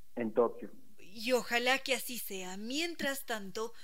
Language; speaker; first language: Spanish; native; Spanish